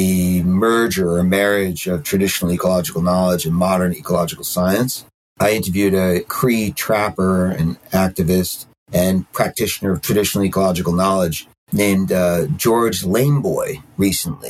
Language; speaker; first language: English; native; English